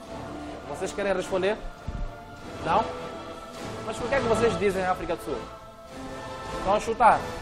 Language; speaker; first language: Portuguese; native; Portuguese